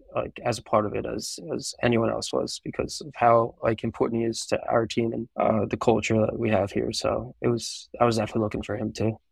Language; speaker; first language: English; native; English